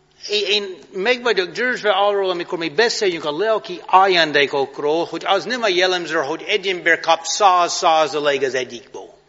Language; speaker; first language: Hungarian; non-native, fluent; English